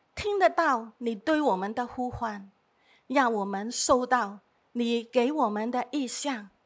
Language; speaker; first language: Chinese; non-native, fluent; Cantonese